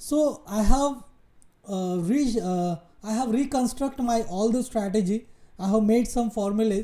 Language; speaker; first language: English; non-native, local second language; Hindi